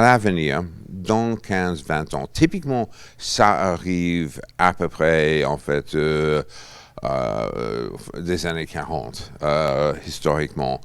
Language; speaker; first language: French; non-native, fluent; English